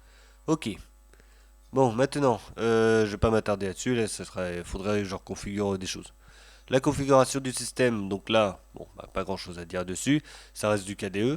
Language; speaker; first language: French; native; French